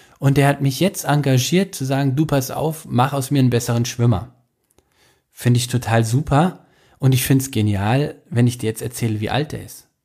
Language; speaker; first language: German; native; German